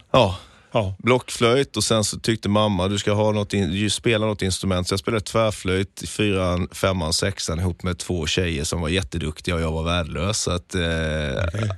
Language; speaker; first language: Swedish; native; Swedish